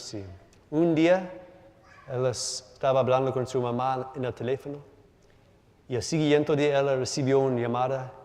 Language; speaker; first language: Spanish; non-native, learner; English